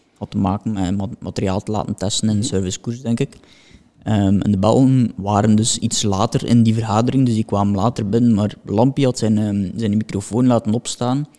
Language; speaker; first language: Dutch; native; Dutch